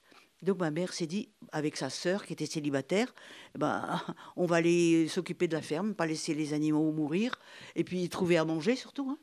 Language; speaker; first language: French; native; French